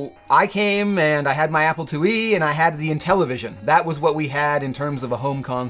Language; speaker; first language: English; native; English